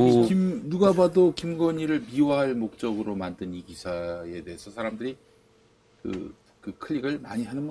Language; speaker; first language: Korean; native; Korean